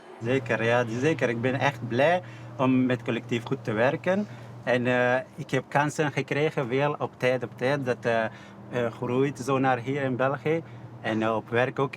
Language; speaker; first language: Dutch; non-native, learner; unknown